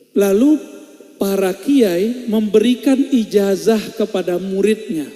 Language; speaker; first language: Indonesian; non-native, local second language; Minangkabau